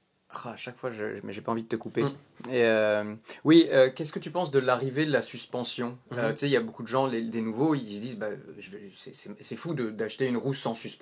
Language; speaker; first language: French; native; French